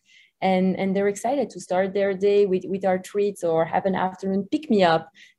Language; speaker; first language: English; non-native, fluent; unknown